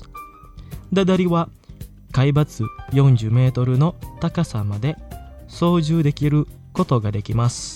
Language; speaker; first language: Japanese; non-native, fluent; Indonesian